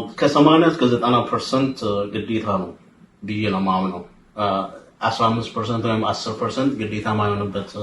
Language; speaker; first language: Amharic; non-native, local second language; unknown